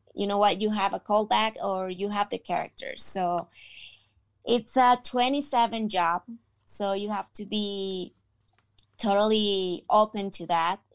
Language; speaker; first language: English; non-native, fluent; Spanish